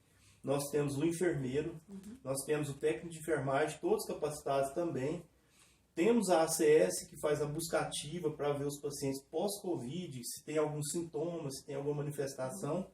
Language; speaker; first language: Portuguese; native; Portuguese